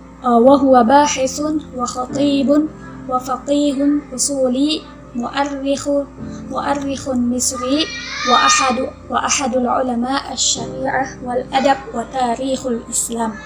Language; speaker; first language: Arabic; non-native, learner; Indonesian